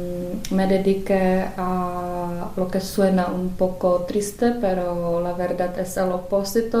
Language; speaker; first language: Spanish; non-native, fluent; Czech